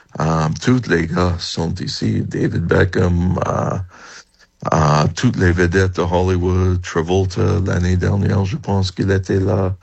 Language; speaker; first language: French; non-native, learner; English